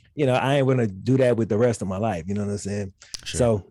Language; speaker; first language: English; native; English